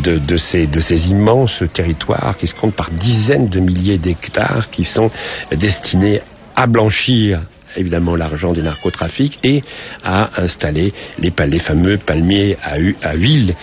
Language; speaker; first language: French; native; French